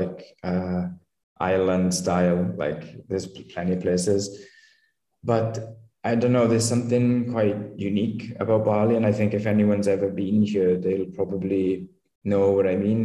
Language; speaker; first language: English; native; English